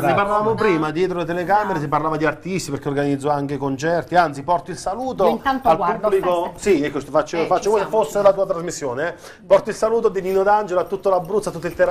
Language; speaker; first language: Italian; native; Italian